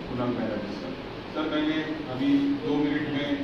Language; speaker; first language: Hindi; non-native, local second language; Marathi